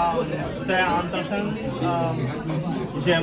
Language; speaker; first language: French; non-native, learner; Tamil